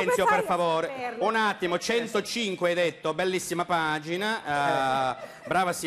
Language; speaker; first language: Italian; native; Italian